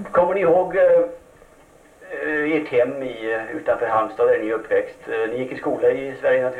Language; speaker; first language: Swedish; native; Swedish